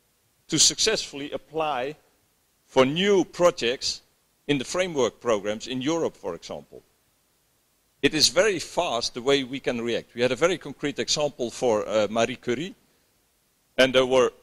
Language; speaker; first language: English; non-native, fluent; Dutch